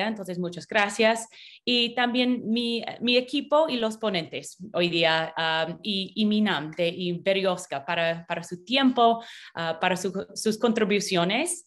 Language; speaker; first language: Spanish; non-native, fluent; English